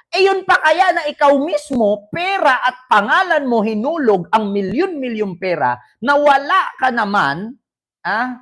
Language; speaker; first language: Filipino; native; Filipino